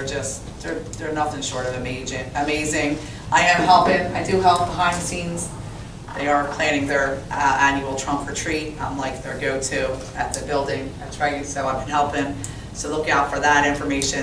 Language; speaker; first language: English; native; English